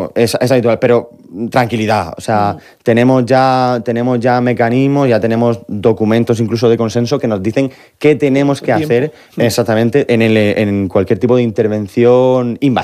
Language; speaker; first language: Spanish; native; Spanish